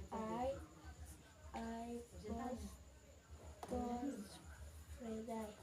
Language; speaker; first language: English; non-native, learner; Indonesian